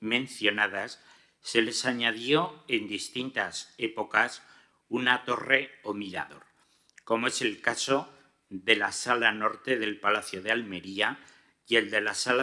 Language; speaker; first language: Spanish; native; Spanish